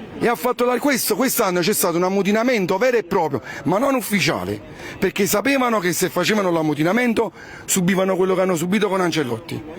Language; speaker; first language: Italian; native; Italian